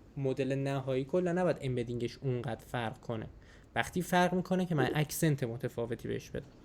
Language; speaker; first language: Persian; native; Persian